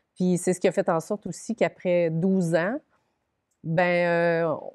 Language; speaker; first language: French; native; French